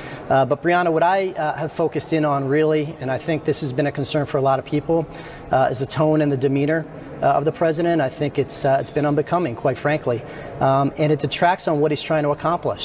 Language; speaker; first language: English; native; English